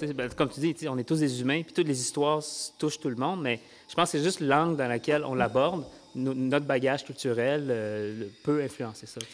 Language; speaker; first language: French; early bilingual, other home language; Vietnamese